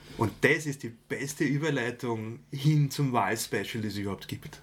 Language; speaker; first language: German; native; German